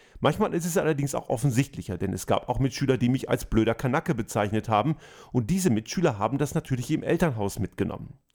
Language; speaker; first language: German; early bilingual, other home language; Croatian